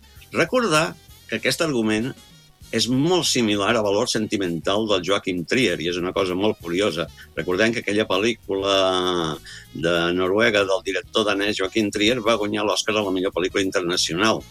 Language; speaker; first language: Catalan; native; Catalan